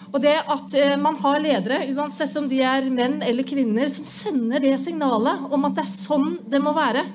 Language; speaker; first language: Norwegian; native; Norwegian